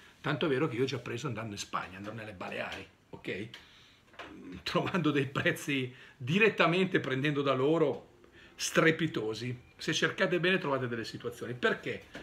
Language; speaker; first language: Italian; native; Italian